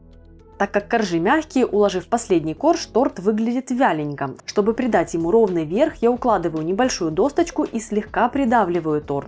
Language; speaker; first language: Russian; native; Russian